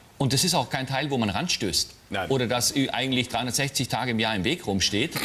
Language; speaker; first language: German; native; German